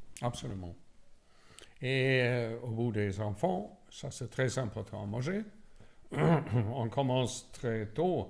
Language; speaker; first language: French; non-native, learner; Swedish